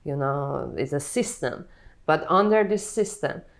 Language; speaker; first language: English; non-native, fluent; Persian